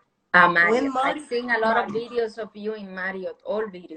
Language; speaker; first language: English; non-native, fluent; Spanish